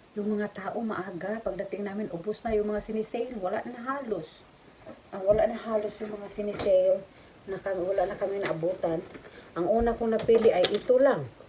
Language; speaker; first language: Filipino; non-native, local second language; Cebuano